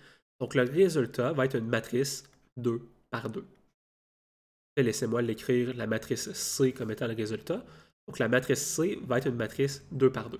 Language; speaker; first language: French; native; French